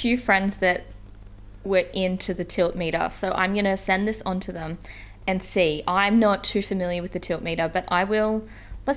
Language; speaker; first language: English; native; English